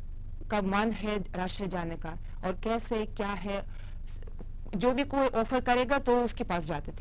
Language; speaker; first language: Hindi; non-native, fluent; Russian